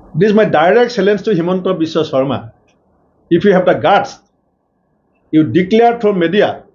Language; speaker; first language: English; non-native, local second language; Assamese